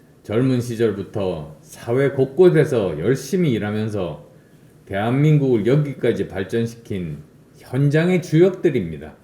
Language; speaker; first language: Korean; native; Korean